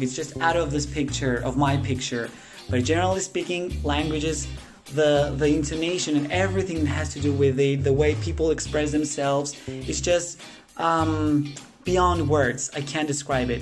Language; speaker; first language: English; non-native, fluent; Russian